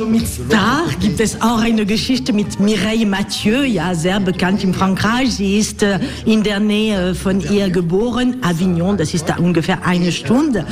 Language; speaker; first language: German; non-native, learner; French